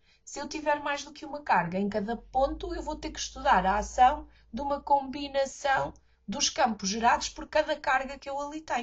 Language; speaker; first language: Portuguese; native; Portuguese